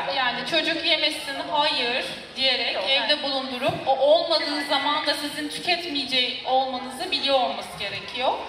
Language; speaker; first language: Turkish; native; Turkish